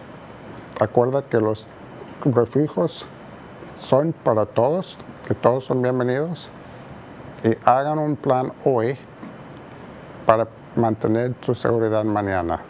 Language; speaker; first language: Spanish; non-native, fluent; English